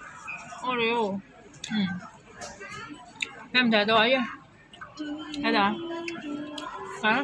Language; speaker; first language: Cantonese; non-native, learner; Javanese